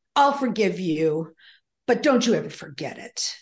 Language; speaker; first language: English; early bilingual, other home language; Greek